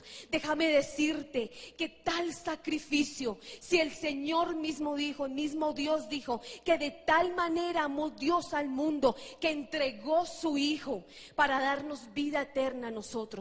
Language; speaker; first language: Spanish; native; Spanish